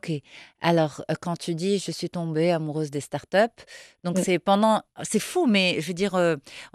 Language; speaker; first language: French; non-native, local second language; Arabic